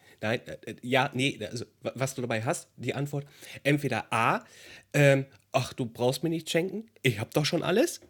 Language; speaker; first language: German; native; German